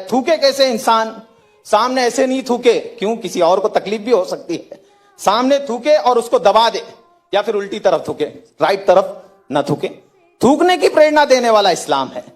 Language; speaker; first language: Hindi; native; Hindi